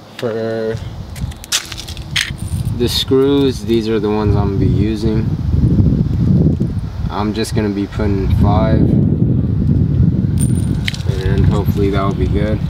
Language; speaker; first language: English; native; English